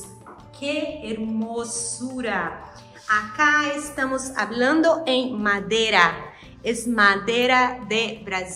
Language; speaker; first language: Spanish; non-native, learner; Portuguese